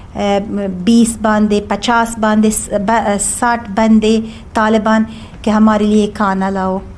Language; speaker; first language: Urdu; non-native, learner; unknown